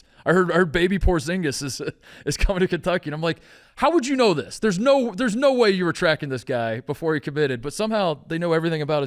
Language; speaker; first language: English; native; English